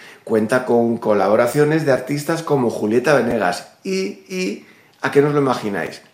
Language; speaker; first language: Spanish; native; Spanish